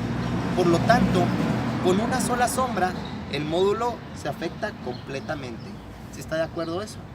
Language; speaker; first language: Spanish; native; Spanish